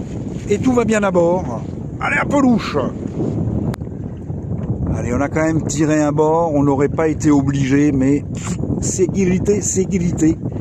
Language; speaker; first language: French; native; French